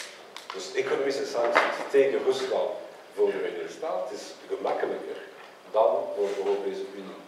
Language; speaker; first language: Dutch; non-native, local second language; French